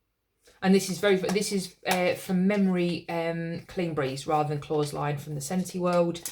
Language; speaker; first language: English; native; English